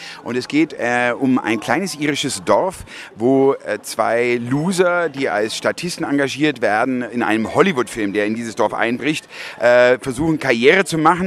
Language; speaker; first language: German; native; German